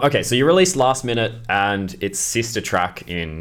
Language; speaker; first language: English; native; English